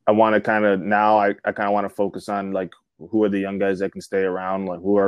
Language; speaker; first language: English; native; English